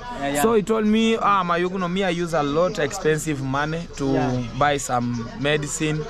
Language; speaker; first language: English; non-native, learner; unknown